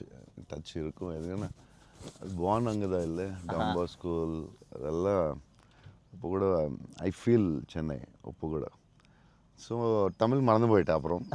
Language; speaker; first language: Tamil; non-native, local second language; Telugu